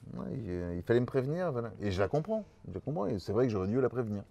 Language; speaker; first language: French; native; French